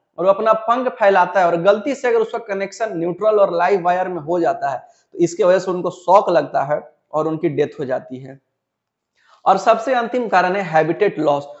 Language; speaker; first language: Hindi; native; Hindi